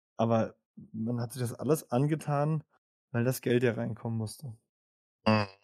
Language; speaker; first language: German; native; German